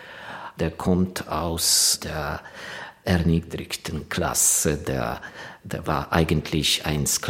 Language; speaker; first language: German; non-native, fluent; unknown